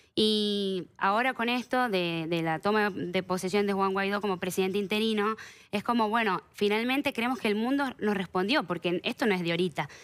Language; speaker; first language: Spanish; native; Spanish